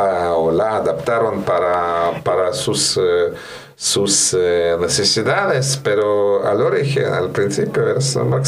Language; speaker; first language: Spanish; non-native, fluent; Russian